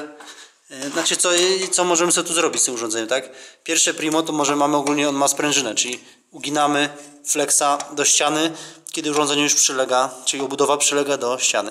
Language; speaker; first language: Polish; native; Polish